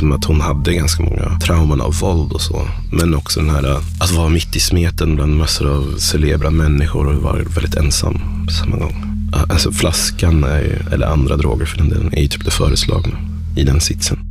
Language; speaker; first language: Swedish; native; Swedish